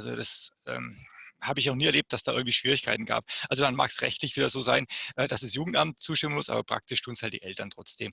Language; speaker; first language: German; native; German